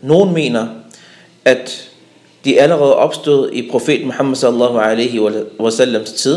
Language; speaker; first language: Danish; early bilingual, other home language; Arabic